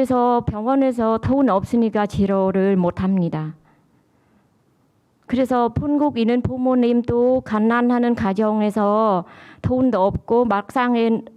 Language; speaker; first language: Korean; non-native, learner; Khmer